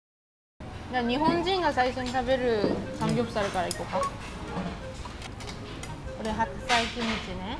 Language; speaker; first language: Japanese; native; Japanese